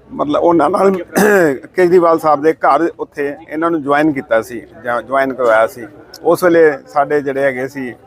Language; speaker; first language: Punjabi; non-native, local second language; Hindi